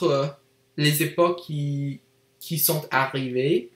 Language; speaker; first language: French; non-native, learner; English